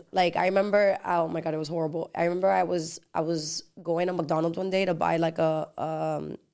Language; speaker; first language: English; early bilingual, other home language; Spanish